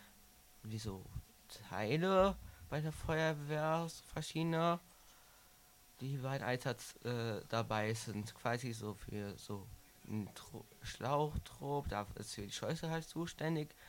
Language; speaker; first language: German; native; German